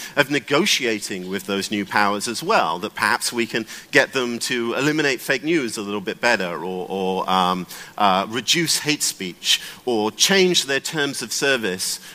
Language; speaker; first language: English; native; English